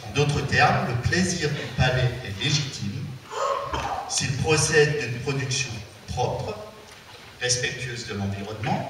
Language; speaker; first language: French; native; French